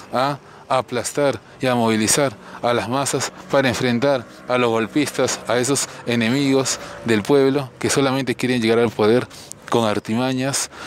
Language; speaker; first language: Spanish; native; Spanish